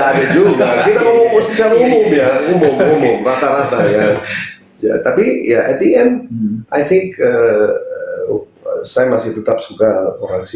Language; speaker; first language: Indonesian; non-native, fluent; English